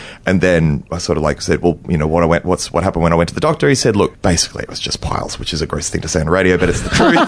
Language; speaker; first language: English; native; English